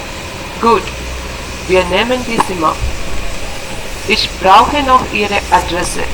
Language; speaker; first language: German; non-native, learner; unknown